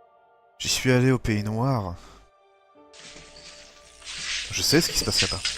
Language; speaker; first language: French; native; French